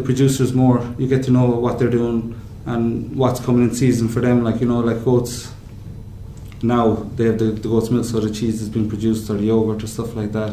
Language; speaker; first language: English; native; English